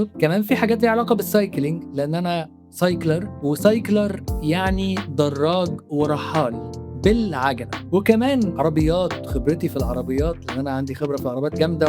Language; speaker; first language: Arabic; native; Arabic